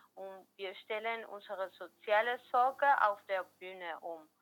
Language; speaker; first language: German; non-native, learner; Spanish